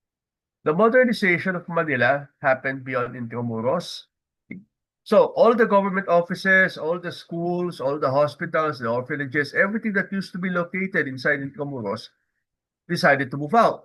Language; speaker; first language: English; non-native, local second language; Filipino